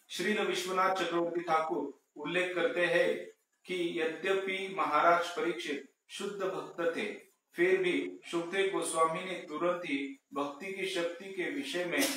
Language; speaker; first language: Hindi; non-native, local second language; Marathi